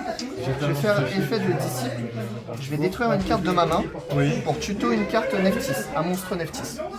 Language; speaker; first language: French; native; French